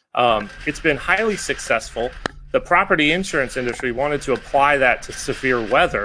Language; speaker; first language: English; native; English